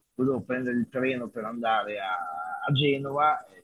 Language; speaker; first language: Italian; native; Italian